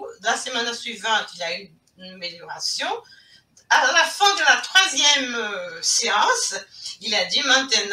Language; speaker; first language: French; non-native, fluent; Portuguese